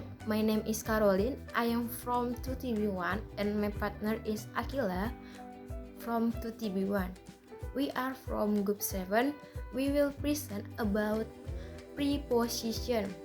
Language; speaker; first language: English; non-native, learner; Indonesian